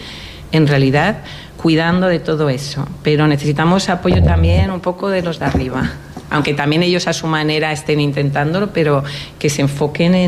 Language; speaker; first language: Spanish; native; Spanish